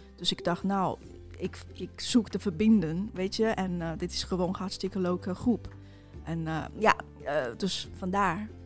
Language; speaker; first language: Dutch; non-native, fluent; Chinese